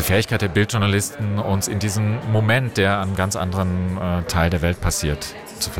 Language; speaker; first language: German; native; German